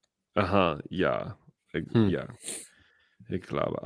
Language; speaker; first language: German; non-native, learner; English